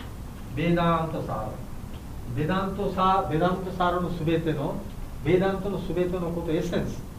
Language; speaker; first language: Japanese; non-native, learner; Bangla